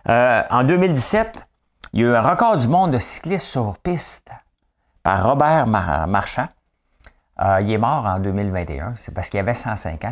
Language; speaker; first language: French; native; French